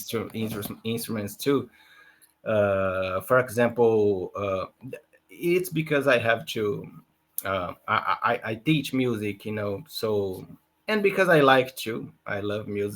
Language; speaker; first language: English; non-native, learner; Portuguese